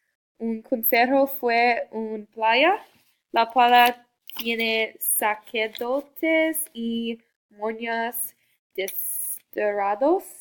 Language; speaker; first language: Spanish; non-native, learner; English